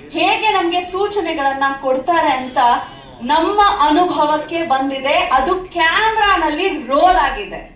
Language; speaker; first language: Kannada; native; Kannada